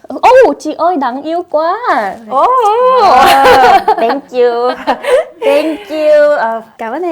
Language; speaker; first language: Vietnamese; non-native, fluent; Korean